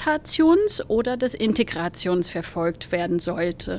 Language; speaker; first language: German; non-native, fluent; English